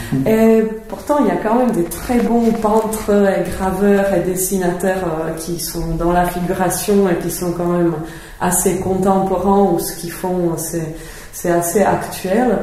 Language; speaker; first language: French; non-native, fluent; Czech